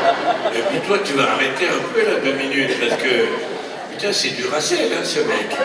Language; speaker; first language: French; native; French